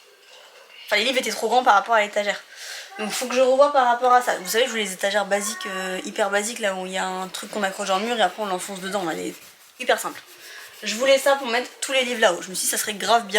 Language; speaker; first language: French; native; French